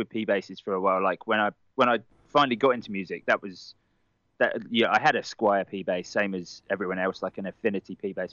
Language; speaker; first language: English; native; English